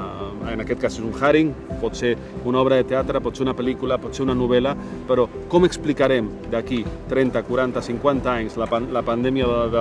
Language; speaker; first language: Catalan; native; Catalan